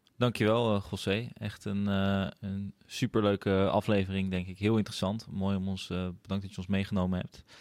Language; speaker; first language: Dutch; native; Dutch